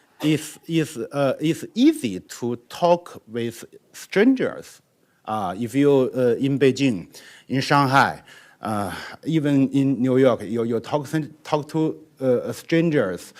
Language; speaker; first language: English; non-native, learner; Chinese